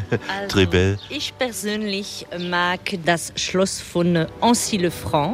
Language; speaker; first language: German; non-native, fluent; French